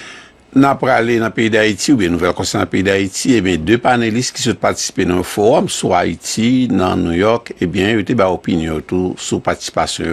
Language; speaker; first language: French; early bilingual, heritage; Haitian Creole